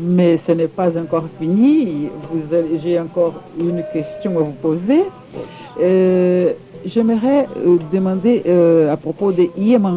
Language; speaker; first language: French; non-native, fluent; Portuguese